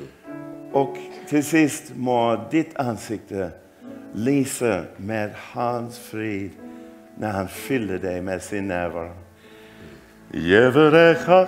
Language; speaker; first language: Swedish; non-native, fluent; English